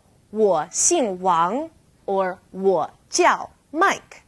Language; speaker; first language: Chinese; non-native, fluent; English